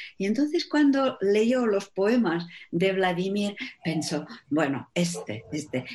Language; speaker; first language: Spanish; non-native, fluent; Czech